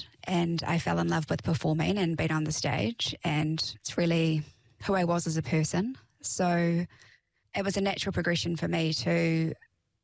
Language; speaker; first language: English; native; English